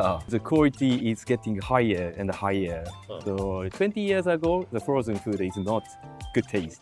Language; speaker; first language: English; non-native, learner; Japanese